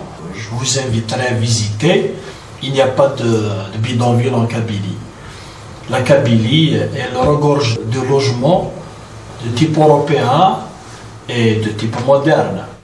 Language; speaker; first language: French; non-native, local second language; Kabyle